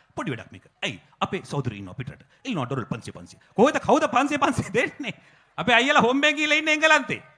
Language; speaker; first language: Sinhala; native; Sinhala